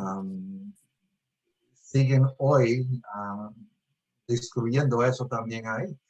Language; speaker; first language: Spanish; early bilingual, heritage; Spanish